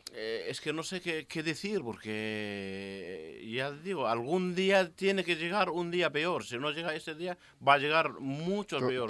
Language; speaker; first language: Spanish; non-native, learner; Arabic